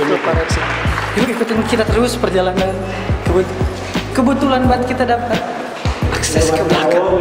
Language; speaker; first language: Indonesian; native; Indonesian